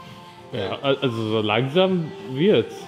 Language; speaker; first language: German; native; German